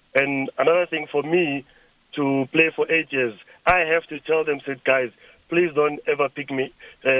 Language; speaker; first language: English; non-native, local second language; Tsonga